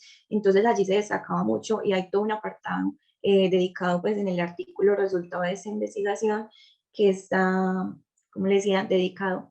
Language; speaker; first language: Spanish; native; Spanish